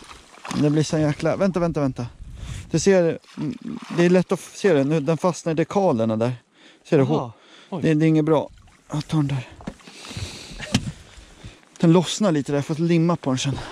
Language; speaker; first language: Swedish; native; Swedish